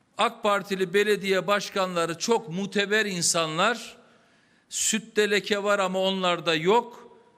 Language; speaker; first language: Turkish; native; Turkish